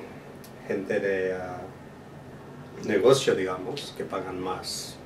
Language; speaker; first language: Spanish; non-native, fluent; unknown